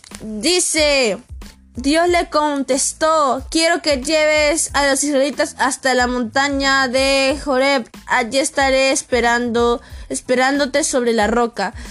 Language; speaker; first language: Spanish; native; Spanish